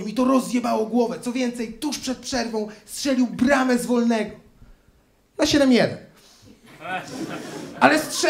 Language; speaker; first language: Polish; native; Polish